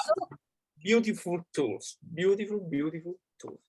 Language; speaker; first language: English; non-native, learner; Italian